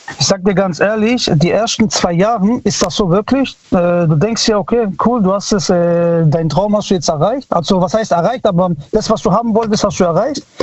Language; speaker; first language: German; early bilingual, other home language; Italian